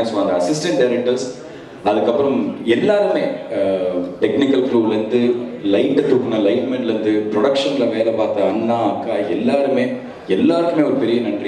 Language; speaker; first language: Tamil; native; Tamil